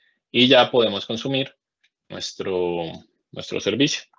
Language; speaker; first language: Spanish; native; Spanish